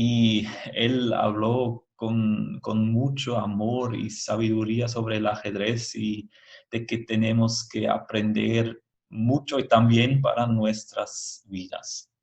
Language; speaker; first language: Spanish; non-native, fluent; German